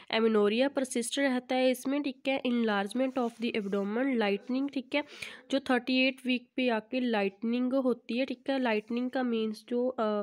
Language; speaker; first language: Hindi; non-native, local second language; Punjabi